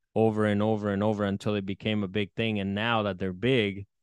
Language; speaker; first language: English; early bilingual, other home language; Spanish